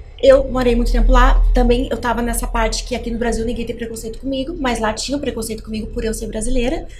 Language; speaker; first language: Portuguese; native; Portuguese